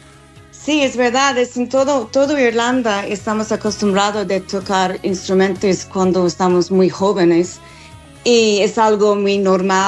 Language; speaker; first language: Spanish; non-native, learner; English